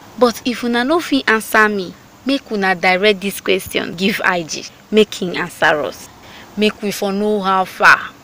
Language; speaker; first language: Nigerian Pidgin; native; Nigerian Pidgin